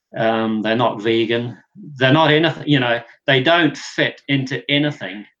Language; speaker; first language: English; native; English